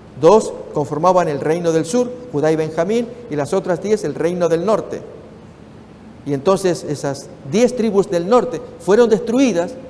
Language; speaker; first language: Spanish; native; Spanish